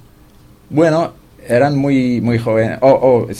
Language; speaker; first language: Spanish; non-native, fluent; English